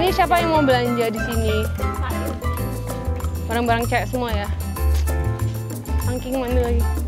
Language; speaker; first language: Indonesian; early bilingual, heritage; Indonesian